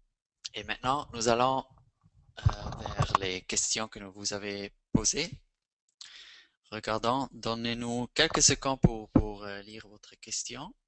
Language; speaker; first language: French; non-native, fluent; Spanish